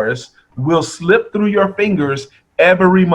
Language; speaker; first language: English; native; English